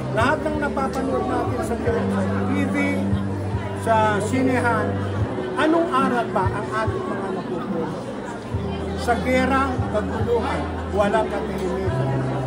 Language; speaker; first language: Filipino; native; Filipino